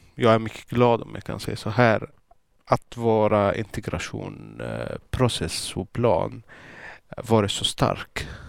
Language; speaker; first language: Swedish; non-native, fluent; Arabic